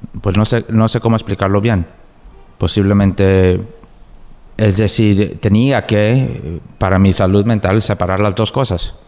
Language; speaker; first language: Spanish; early bilingual, heritage; Spanish